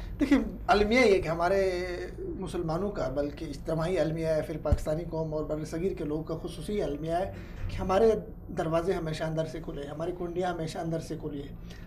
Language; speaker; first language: Urdu; non-native, local second language; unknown